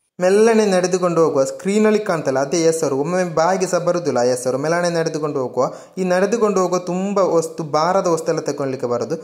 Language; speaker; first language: Kannada; non-native, local second language; Tulu